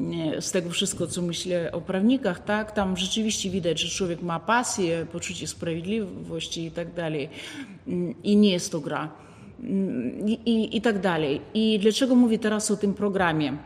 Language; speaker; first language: Polish; non-native, fluent; Ukrainian